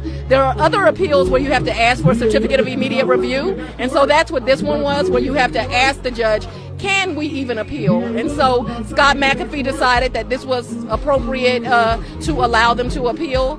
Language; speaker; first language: English; native; English